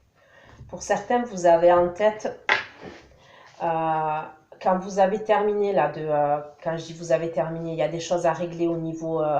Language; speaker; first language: French; native; French